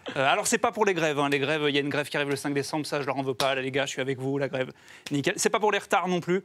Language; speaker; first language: French; native; French